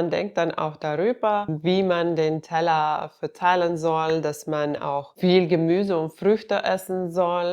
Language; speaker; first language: German; non-native, fluent; Finnish